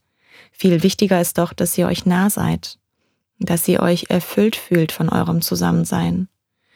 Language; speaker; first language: German; native; German